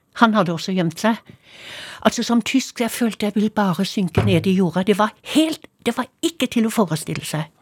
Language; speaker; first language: Norwegian; non-native, fluent; German